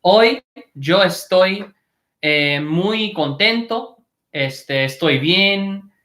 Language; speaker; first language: Spanish; non-native, fluent; English